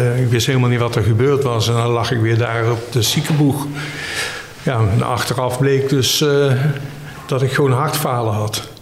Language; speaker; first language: Dutch; native; Dutch